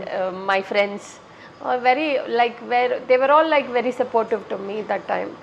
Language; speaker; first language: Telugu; non-native, local second language; Tamil